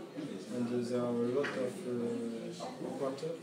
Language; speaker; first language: English; non-native, learner; French